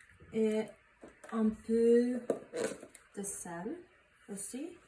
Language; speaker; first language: French; non-native, learner; Spanish